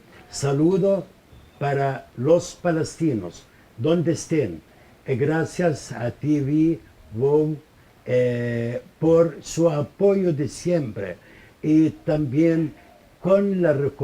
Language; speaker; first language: Spanish; non-native, fluent; Arabic